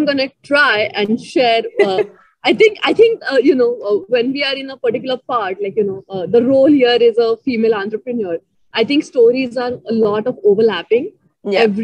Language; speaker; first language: English; non-native, local second language; Marathi